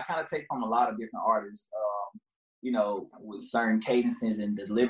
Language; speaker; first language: English; native; English